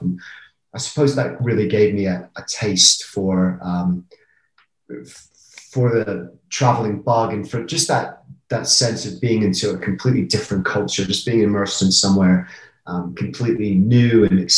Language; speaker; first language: English; native; English